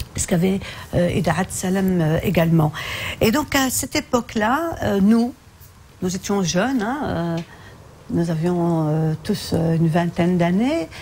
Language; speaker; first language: French; early bilingual, other home language; Arabic